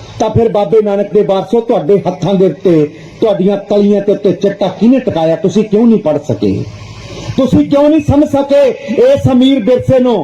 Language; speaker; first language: Punjabi; non-native, local second language; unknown